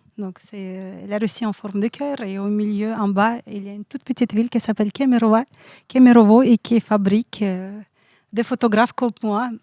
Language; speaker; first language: French; non-native, fluent; Russian